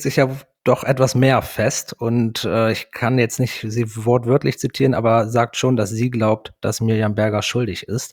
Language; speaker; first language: German; native; German